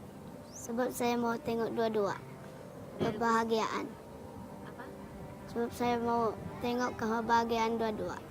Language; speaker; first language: Indonesian; early bilingual, other home language; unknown